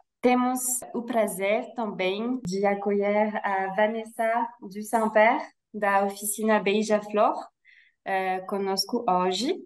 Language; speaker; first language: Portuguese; non-native, fluent; French